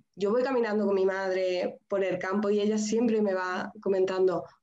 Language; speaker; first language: Spanish; native; Spanish